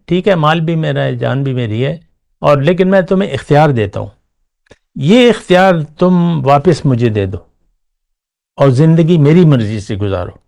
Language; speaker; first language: Urdu; non-native, local second language; Pashto